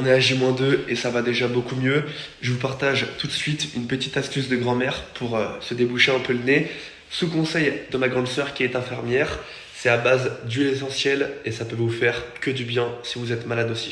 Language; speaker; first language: French; native; French